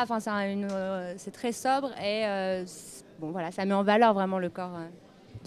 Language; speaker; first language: French; native; French